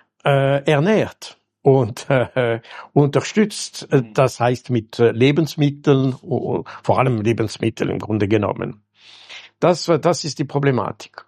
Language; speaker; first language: German; non-native, local second language; French